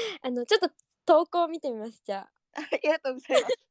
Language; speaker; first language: Japanese; native; Japanese